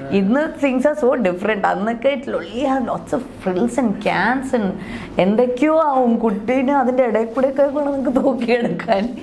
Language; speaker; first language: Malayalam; non-native, local second language; Tamil